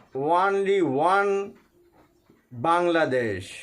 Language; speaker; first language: English; non-native, local second language; Bangla